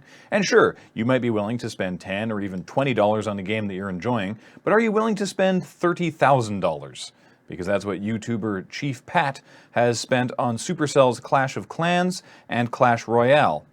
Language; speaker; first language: English; native; English